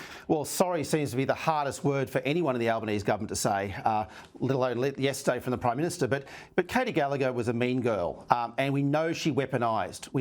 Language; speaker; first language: English; native; English